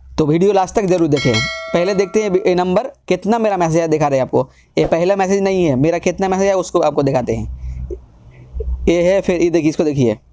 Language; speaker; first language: Hindi; non-native, local second language; Bangla